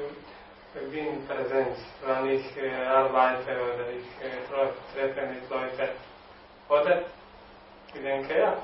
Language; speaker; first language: German; non-native, learner; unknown